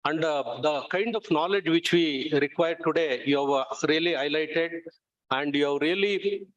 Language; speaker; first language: English; non-native, local second language; Kannada